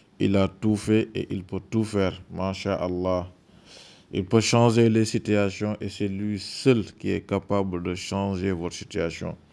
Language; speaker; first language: French; non-native, local second language; Wolof